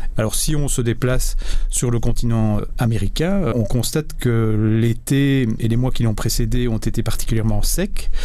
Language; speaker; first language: French; native; French